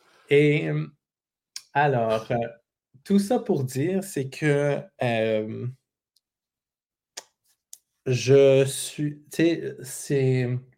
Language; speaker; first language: French; native; French